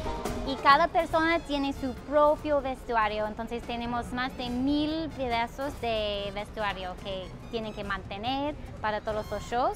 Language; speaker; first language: Spanish; non-native, fluent; English